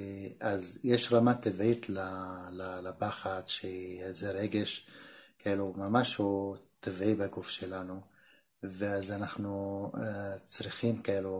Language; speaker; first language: Hebrew; non-native, local second language; Arabic